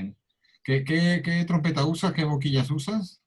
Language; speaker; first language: Spanish; native; Spanish